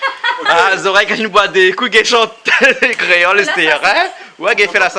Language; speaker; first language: French; native; French